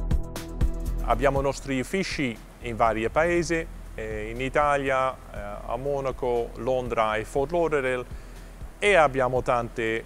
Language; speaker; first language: Italian; non-native, fluent; Dutch